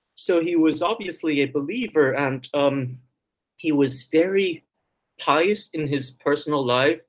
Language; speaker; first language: English; early bilingual, other home language; Chinese